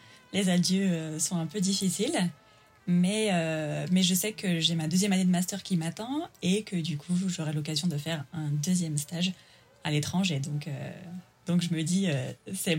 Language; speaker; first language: French; native; French